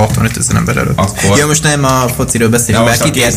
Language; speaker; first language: Hungarian; native; Hungarian